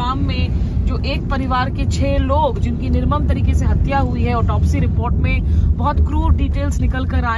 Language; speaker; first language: Hindi; native; Hindi